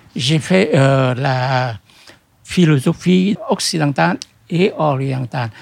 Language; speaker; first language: French; non-native, fluent; Vietnamese